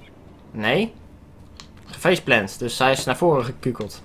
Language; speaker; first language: Dutch; native; Dutch